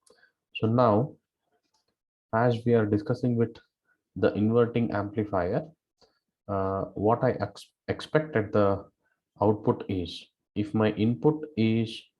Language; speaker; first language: English; non-native, local second language; Kannada